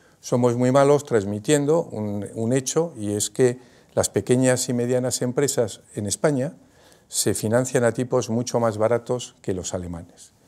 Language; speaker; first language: Spanish; native; Spanish